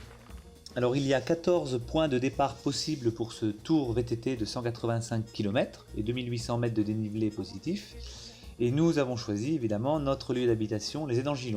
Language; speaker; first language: French; native; French